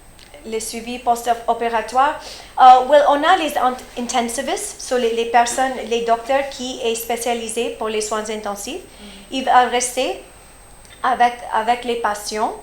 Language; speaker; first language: French; early bilingual, heritage; French